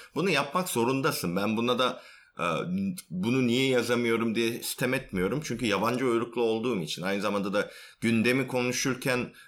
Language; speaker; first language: Turkish; non-native, fluent; Korean